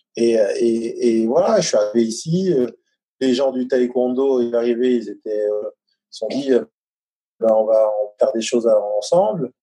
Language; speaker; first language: French; native; French